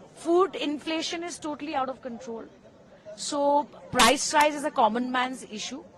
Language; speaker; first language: English; non-native, local second language; Bangla